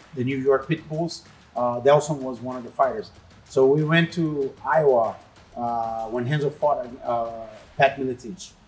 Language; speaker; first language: English; non-native, fluent; Portuguese